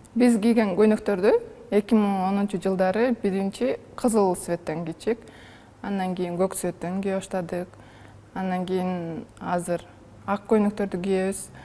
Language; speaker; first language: Kyrgyz; native; Kyrgyz